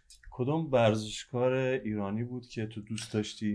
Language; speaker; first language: Persian; native; Persian